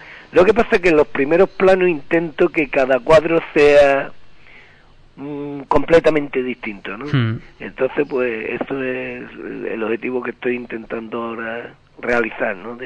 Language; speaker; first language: Spanish; native; Spanish